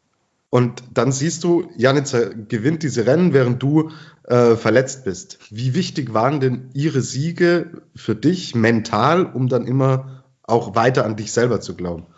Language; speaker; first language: German; native; German